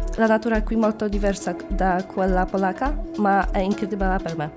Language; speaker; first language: Italian; non-native, learner; Polish